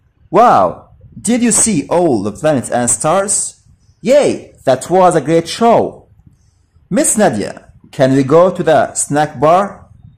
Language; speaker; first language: English; non-native, fluent; Arabic